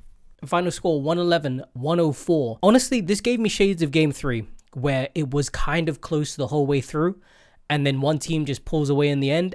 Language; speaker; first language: English; native; English